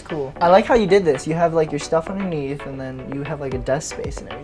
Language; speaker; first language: English; native; English